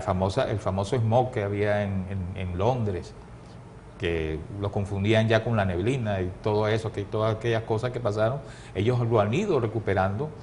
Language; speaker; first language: Spanish; native; Spanish